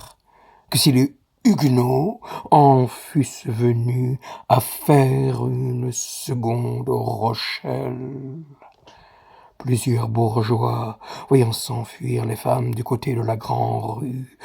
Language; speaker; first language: French; native; French